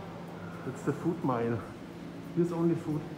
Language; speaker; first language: English; non-native, learner; German